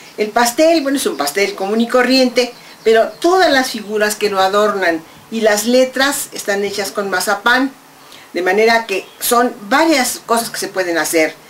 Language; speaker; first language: Spanish; native; Spanish